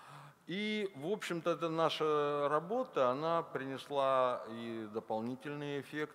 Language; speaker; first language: Russian; native; Russian